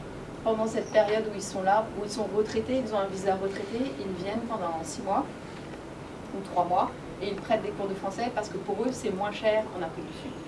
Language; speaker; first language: French; native; French